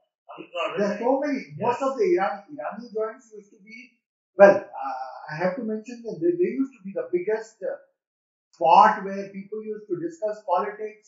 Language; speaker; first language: English; non-native, local second language; Persian